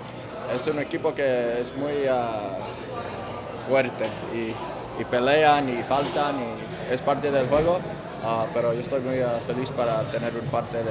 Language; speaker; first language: Spanish; early bilingual, heritage; English